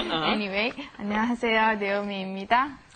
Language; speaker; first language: Korean; non-native, learner; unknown